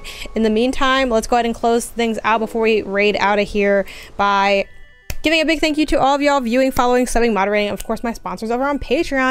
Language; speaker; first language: English; native; English